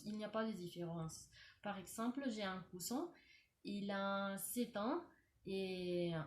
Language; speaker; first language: French; non-native, learner; Spanish